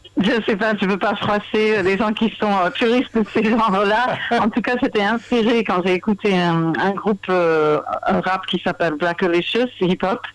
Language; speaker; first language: French; non-native, fluent; English